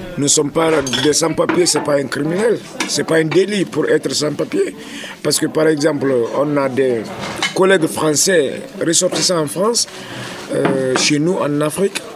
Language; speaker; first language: French; non-native, local second language; Fula